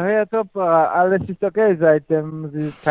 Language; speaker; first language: German; non-native, fluent; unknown